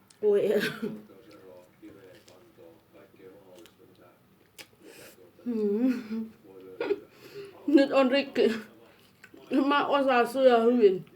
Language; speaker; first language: Finnish; non-native, learner; Thai